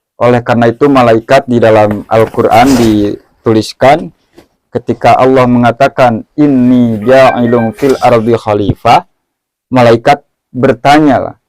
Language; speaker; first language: Indonesian; non-native, local second language; Sundanese